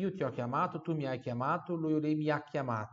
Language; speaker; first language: Italian; non-native, fluent; Portuguese